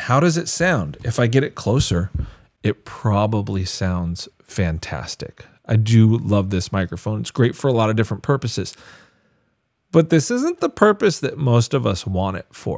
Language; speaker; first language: English; native; English